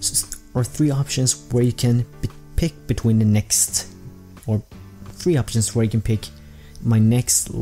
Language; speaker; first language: English; native; English